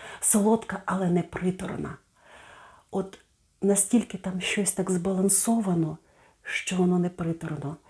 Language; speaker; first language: Ukrainian; native; Ukrainian